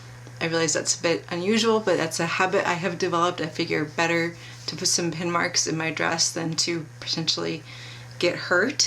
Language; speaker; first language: English; native; English